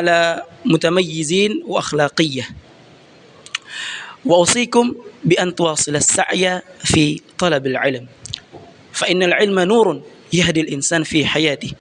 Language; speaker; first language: Arabic; non-native, fluent; Indonesian